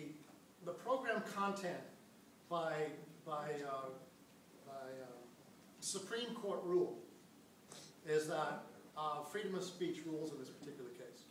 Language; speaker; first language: English; native; English